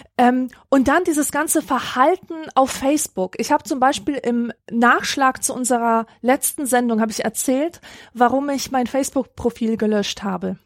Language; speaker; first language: German; early bilingual, other home language; Polish